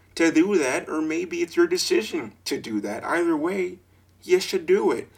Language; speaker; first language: English; native; English